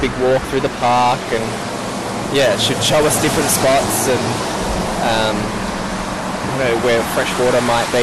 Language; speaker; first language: English; native; English